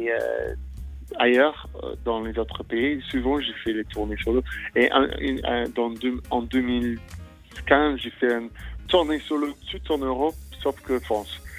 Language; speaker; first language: French; non-native, fluent; English